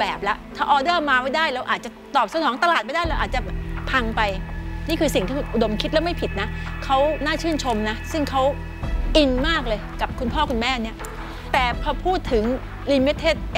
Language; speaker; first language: Thai; native; Thai